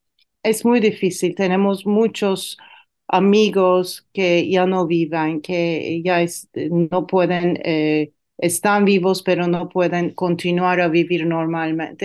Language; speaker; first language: Spanish; non-native, fluent; Turkish